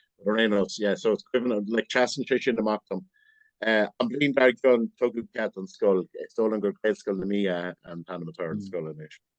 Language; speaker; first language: Irish; non-native, local second language; English